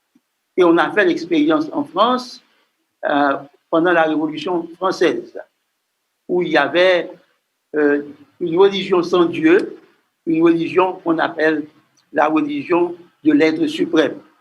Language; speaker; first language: French; non-native, local second language; Haitian Creole